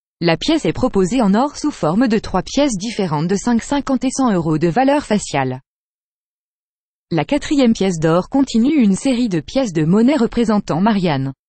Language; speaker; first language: French; native; French